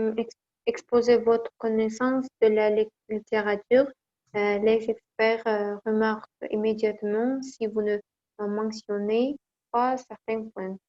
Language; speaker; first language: French; non-native, learner; Kazakh